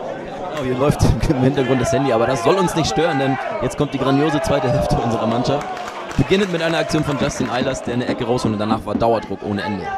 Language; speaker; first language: German; native; German